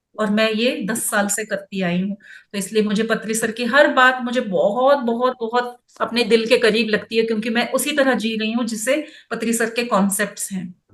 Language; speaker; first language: Hindi; non-native, local second language; Kannada